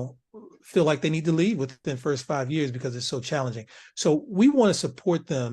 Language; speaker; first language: English; native; English